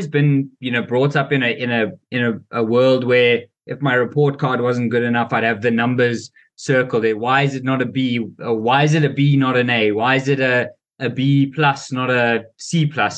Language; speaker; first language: English; native; English